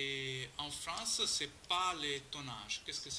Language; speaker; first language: French; non-native, learner; Italian